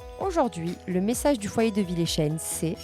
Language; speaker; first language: French; native; French